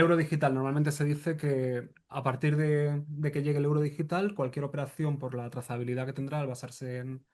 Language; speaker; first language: Spanish; native; Spanish